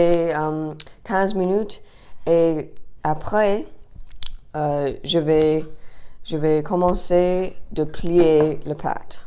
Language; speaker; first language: French; non-native, learner; English